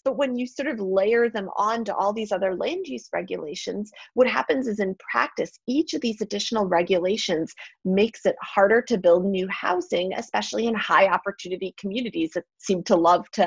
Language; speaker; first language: English; native; English